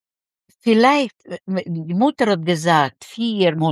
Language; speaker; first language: German; non-native, learner; Russian